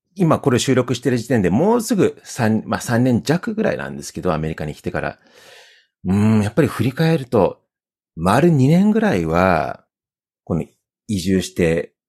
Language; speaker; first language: Japanese; early bilingual, heritage; Japanese